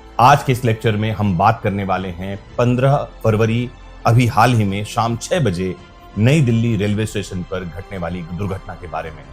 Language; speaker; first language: Hindi; native; Hindi